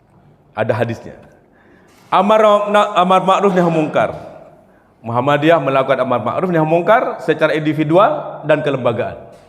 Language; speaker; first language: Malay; non-native, local second language; Javanese